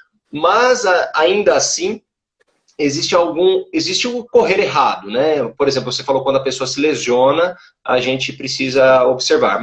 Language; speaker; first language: Portuguese; native; Portuguese